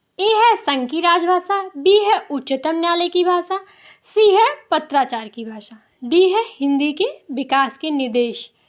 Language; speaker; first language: Hindi; native; Hindi